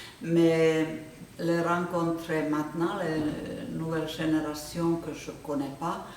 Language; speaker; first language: French; non-native, fluent; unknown